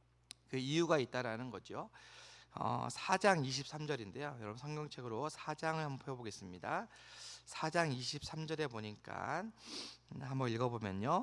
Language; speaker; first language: Korean; native; Korean